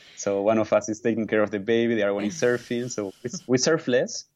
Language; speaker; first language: English; non-native, fluent; Spanish